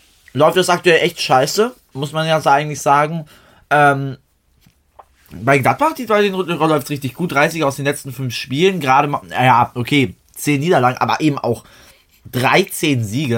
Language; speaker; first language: German; native; German